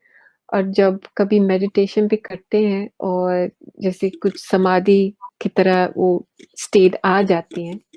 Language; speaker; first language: Hindi; early bilingual, heritage; English